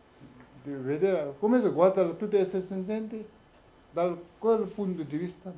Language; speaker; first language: Italian; non-native, learner; Tibetan